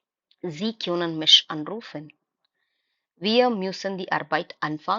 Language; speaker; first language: German; non-native, fluent; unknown